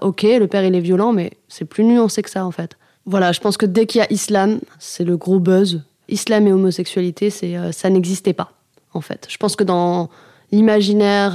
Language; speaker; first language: French; native; French